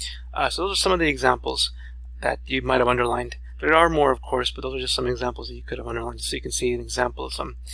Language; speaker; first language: English; native; English